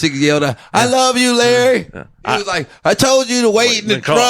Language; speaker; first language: English; native; English